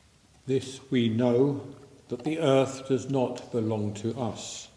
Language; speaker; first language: English; native; English